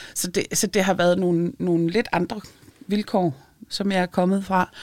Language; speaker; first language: Danish; early bilingual, other home language; Lithuanian